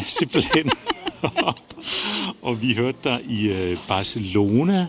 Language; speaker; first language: Danish; native; Danish